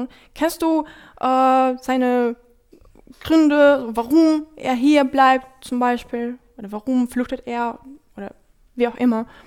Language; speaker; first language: German; non-native, fluent; Ukrainian